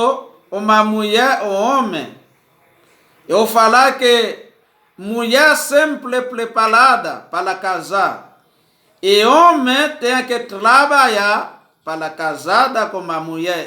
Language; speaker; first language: Portuguese; non-native, learner; Haitian Creole